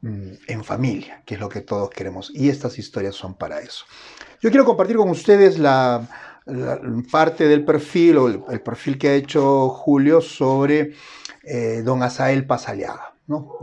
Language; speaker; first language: Spanish; native; Spanish